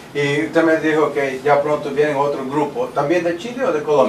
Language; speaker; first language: Spanish; non-native, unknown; English